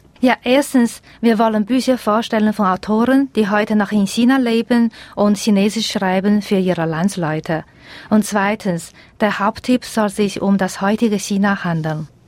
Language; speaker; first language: German; non-native, fluent; Chinese